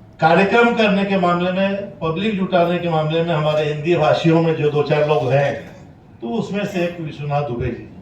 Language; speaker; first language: Hindi; native; Hindi